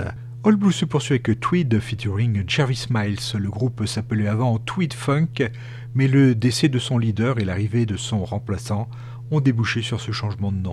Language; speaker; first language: French; native; French